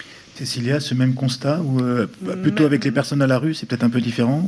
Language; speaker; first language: French; native; French